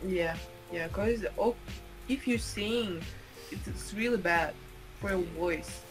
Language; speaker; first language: English; non-native, fluent; Uzbek